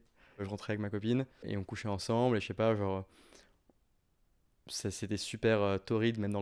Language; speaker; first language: French; native; French